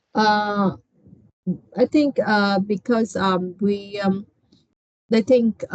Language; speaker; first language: English; non-native, learner; Vietnamese